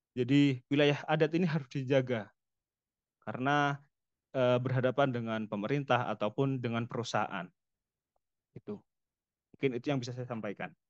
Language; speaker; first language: Indonesian; non-native, local second language; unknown